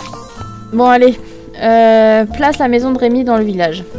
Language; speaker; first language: French; native; French